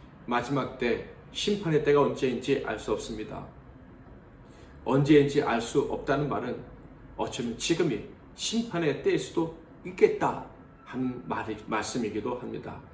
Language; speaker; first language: Korean; native; Korean